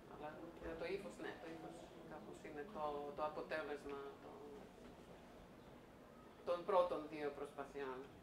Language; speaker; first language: Greek; non-native, fluent; Croatian